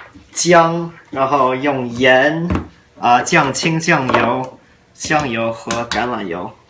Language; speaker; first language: Chinese; non-native, learner; English